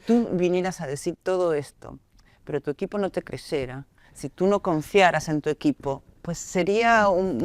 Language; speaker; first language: Spanish; native; Spanish